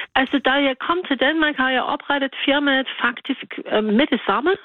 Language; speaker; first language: Danish; non-native, learner; German